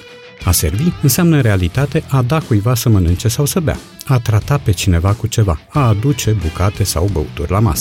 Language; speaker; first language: Romanian; native; Romanian